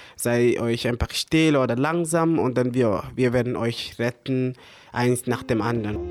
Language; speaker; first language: German; early bilingual, other home language; Arabic